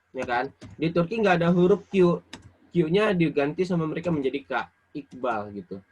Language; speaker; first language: Indonesian; native; Indonesian